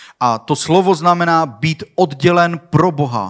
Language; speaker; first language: Czech; non-native, learner; Swedish